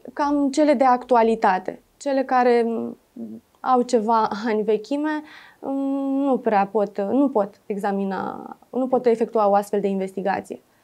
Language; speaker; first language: Romanian; native; Romanian